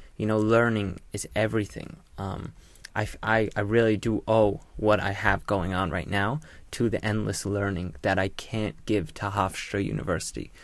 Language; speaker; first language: English; native; English